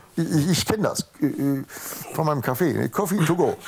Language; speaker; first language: German; native; German